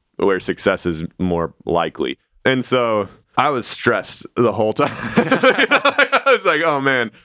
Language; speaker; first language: English; native; English